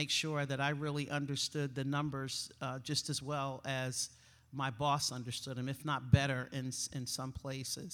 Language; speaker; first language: English; native; English